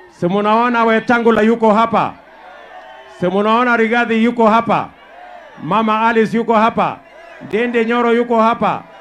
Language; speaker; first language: Swahili; non-native, local second language; Kalenjin